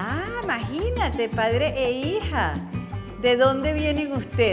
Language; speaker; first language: Spanish; native; Spanish